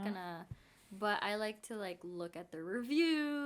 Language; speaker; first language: English; native; English